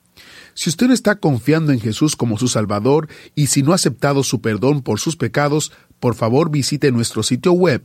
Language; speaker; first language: Spanish; native; Spanish